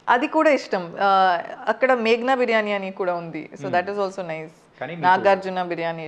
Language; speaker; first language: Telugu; non-native, fluent; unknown